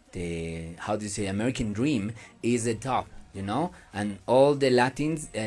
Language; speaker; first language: English; non-native, learner; Spanish